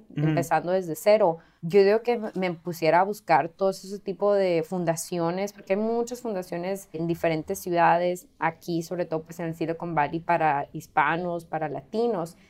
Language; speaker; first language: Spanish; native; Spanish